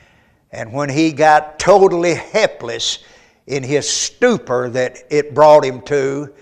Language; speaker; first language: English; native; English